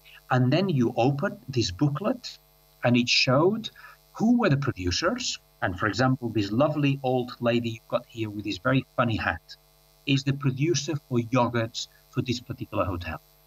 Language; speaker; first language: English; non-native, fluent; Catalan